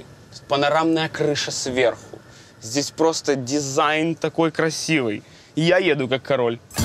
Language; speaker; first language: Russian; native; Russian